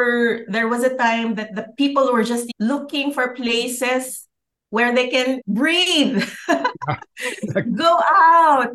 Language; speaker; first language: English; non-native, local second language; Filipino